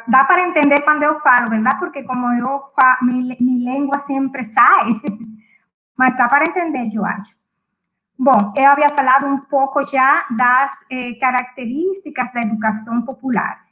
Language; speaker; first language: Portuguese; non-native, fluent; Spanish